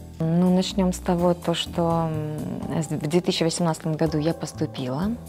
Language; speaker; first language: Russian; native; Russian